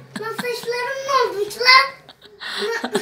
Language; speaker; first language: Turkish; early bilingual, heritage; Turkish